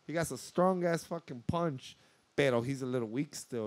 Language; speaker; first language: English; early bilingual, other home language; Spanish